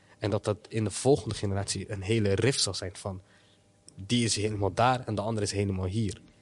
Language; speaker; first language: Dutch; early bilingual, other home language; Somali